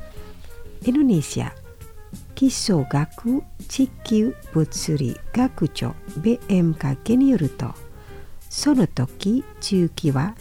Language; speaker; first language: Japanese; non-native, fluent; Indonesian